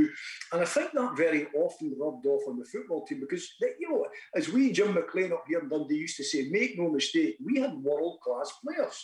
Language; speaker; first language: English; native; English